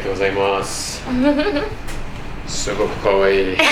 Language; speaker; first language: Japanese; non-native, learner; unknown